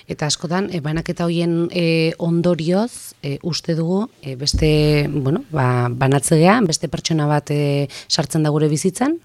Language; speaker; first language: Basque; native; Basque